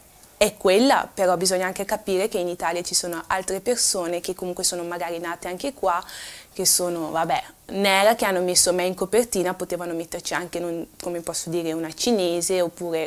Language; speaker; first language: Italian; early bilingual, other home language; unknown